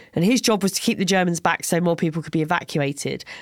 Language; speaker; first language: English; native; English